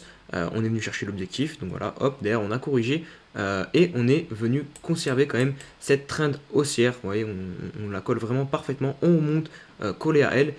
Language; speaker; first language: French; native; French